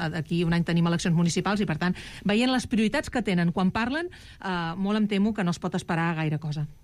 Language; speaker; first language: Catalan; non-native, local second language; Spanish